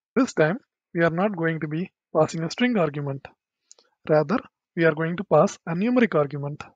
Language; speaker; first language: English; non-native, local second language; Tamil